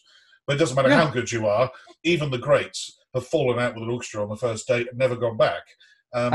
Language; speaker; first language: English; native; English